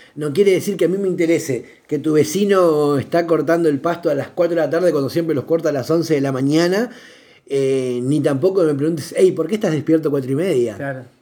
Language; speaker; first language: Spanish; native; Spanish